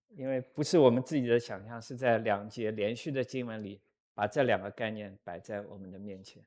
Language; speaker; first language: Chinese; native; Chinese